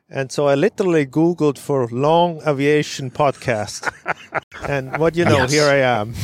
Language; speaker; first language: English; non-native, fluent; German